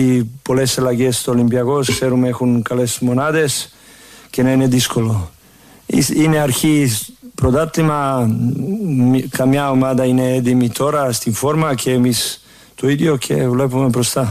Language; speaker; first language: Greek; non-native, learner; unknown